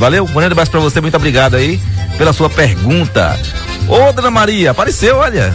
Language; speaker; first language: Portuguese; native; Portuguese